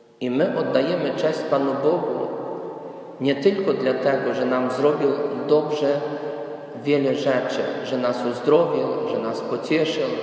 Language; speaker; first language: Polish; non-native, fluent; Ukrainian